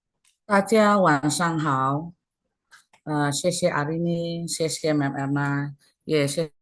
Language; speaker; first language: Chinese; non-native, fluent; Indonesian